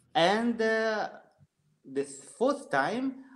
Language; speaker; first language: English; non-native, fluent; Russian